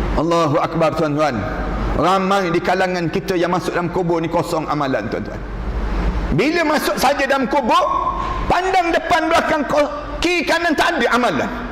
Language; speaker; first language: Malay; native; Malay